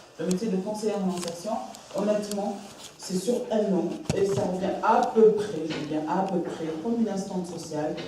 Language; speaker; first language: French; early bilingual, other home language; Arabic